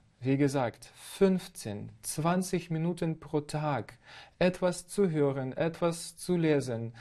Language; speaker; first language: German; non-native, fluent; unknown